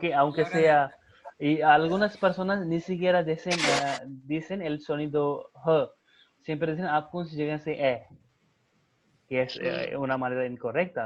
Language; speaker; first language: Spanish; non-native, fluent; Hindi